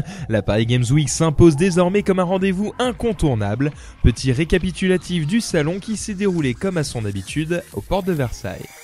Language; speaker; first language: French; native; French